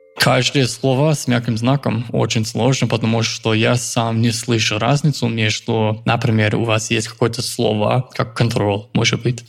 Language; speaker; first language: Russian; non-native, fluent; English